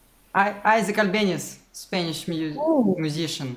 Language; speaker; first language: English; non-native, learner; Russian